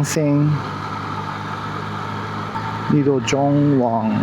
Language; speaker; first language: Chinese; non-native, learner; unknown